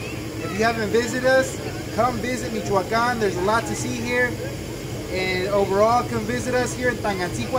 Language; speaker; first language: English; early bilingual, other home language; Spanish